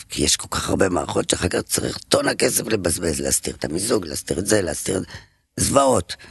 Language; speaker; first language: Hebrew; non-native, fluent; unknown